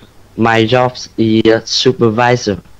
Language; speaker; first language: English; non-native, learner; Vietnamese